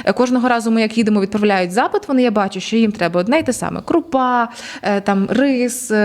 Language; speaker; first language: Ukrainian; native; Ukrainian